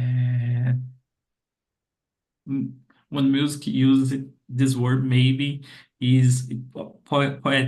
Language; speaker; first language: English; non-native, learner; Portuguese